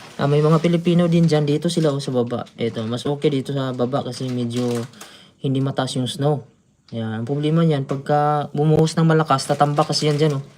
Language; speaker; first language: Filipino; native; Filipino